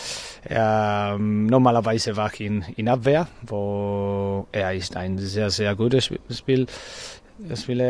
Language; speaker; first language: German; non-native, learner; Spanish